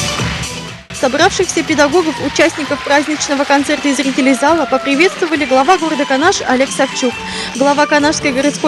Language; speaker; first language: Russian; native; Russian